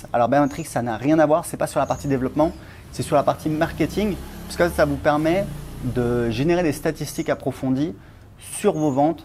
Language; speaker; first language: French; native; French